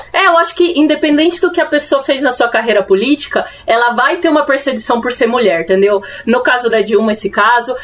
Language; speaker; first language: Portuguese; early bilingual, other home language; Spanish